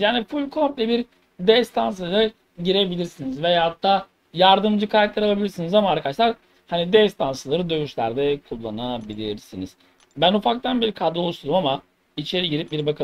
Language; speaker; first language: Turkish; native; Turkish